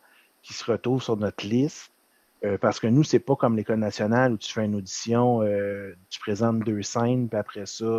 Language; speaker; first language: French; native; French